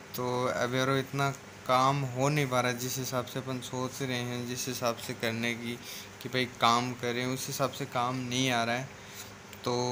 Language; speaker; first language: Hindi; native; Hindi